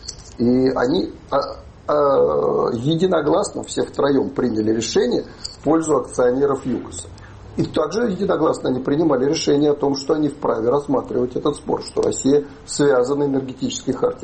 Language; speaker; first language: Russian; native; Russian